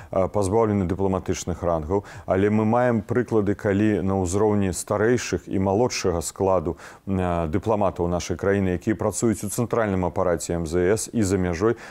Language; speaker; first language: Belarusian; native; Belarusian